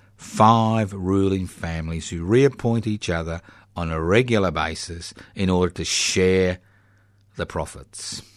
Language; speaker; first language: English; native; English